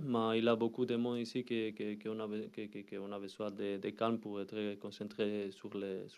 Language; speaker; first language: French; non-native, learner; Spanish